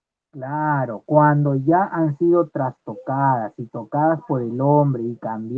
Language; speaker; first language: Spanish; native; Spanish